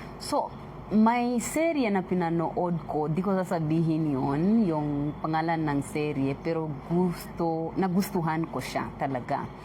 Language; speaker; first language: Filipino; non-native, fluent; Swahili